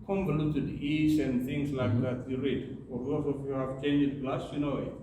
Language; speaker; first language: English; non-native, local second language; Amharic